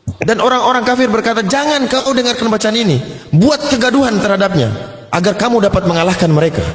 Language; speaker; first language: Indonesian; native; Indonesian